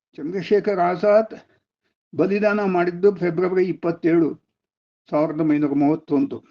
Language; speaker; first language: Kannada; non-native, local second language; Telugu